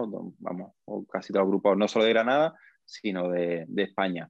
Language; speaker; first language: Spanish; native; Spanish